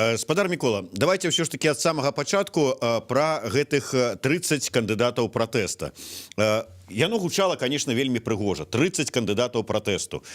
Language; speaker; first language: Belarusian; native; Belarusian